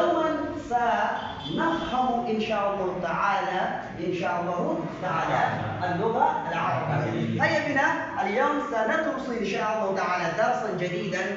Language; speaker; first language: Arabic; non-native, fluent; Bangla